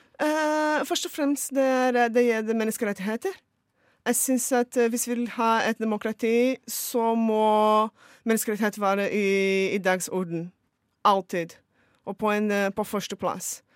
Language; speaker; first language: Norwegian; non-native, fluent; Portuguese